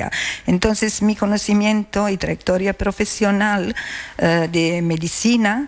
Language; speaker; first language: Spanish; non-native, learner; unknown